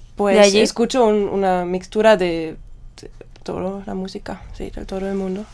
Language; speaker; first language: Spanish; non-native, learner; German